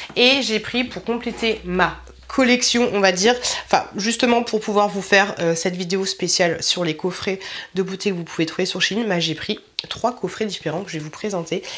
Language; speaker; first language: French; native; French